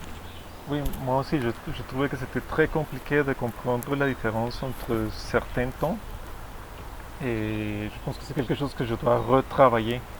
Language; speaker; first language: French; non-native, fluent; Spanish